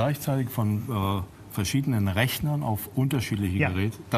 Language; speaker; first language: German; native; German